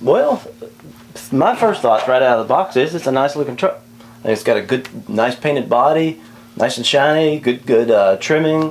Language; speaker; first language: English; native; English